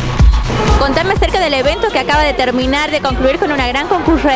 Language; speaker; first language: Spanish; native; Spanish